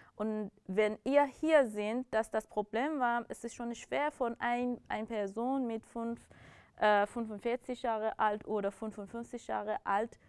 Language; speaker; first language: German; non-native, learner; Persian